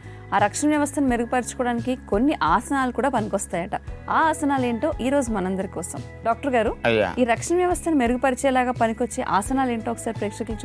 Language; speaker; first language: Telugu; native; Telugu